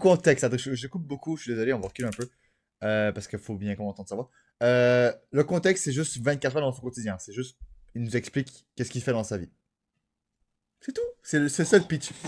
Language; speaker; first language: French; native; French